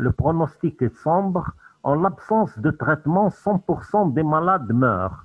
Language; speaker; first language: French; non-native, local second language; Arabic